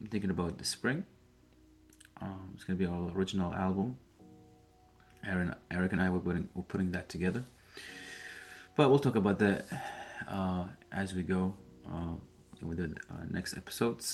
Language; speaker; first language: English; early bilingual, other home language; Arabic